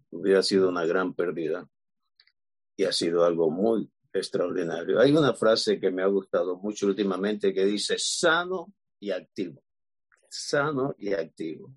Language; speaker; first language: Spanish; native; Spanish